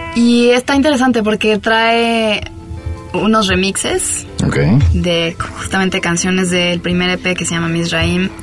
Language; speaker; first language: Spanish; non-native, fluent; French